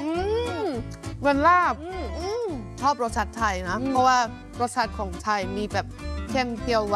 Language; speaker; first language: Thai; non-native, fluent; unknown